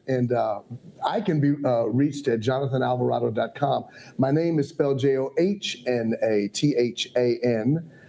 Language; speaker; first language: English; native; English